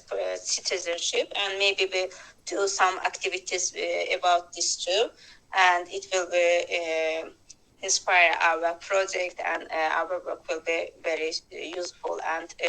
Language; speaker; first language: English; non-native, learner; Azerbaijani